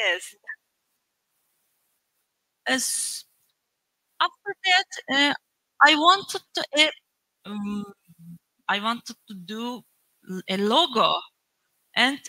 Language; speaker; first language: English; non-native, learner; Turkish